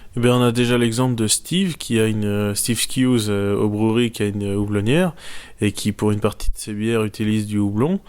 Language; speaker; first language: French; native; French